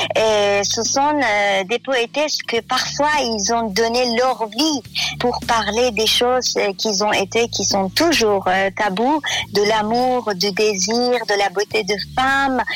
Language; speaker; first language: French; non-native, fluent; Persian